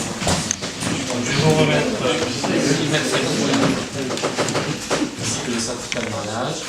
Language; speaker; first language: French; native; French